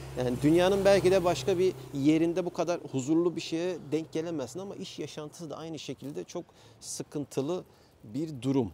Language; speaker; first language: Turkish; native; Turkish